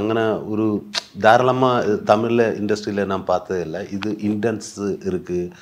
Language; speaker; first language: Tamil; non-native, learner; Malayalam